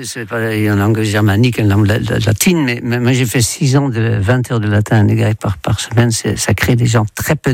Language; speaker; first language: French; non-native, fluent; Dutch